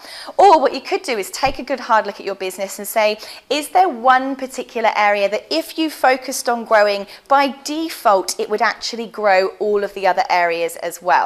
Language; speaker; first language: English; native; English